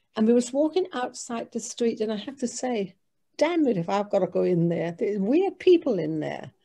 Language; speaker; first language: English; non-native, fluent; Danish